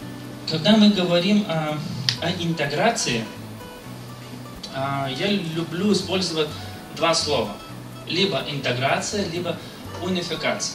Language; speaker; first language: Russian; non-native, fluent; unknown